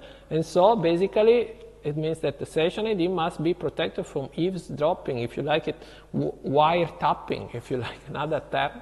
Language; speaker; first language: English; non-native, fluent; Italian